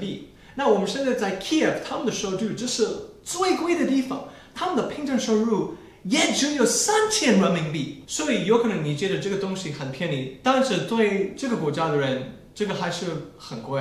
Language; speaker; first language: Chinese; non-native, fluent; English